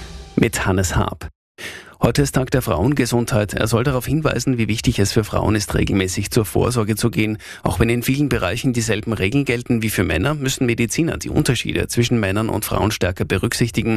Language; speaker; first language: German; native; German